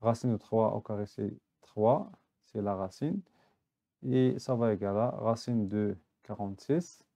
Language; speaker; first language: French; non-native, local second language; Arabic